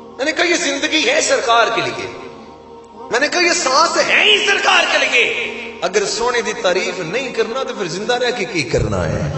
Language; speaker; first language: Urdu; non-native, local second language; Punjabi